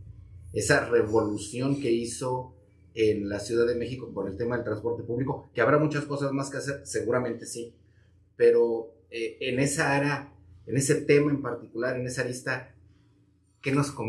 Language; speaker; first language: Spanish; native; Spanish